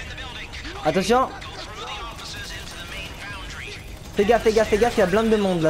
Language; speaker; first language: French; native; French